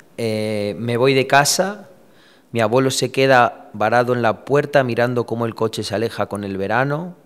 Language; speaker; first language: Spanish; early bilingual, other home language; Romanian